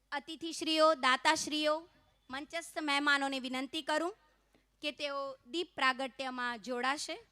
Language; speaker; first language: Gujarati; non-native, local second language; Kachhi